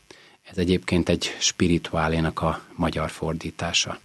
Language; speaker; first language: Hungarian; native; Hungarian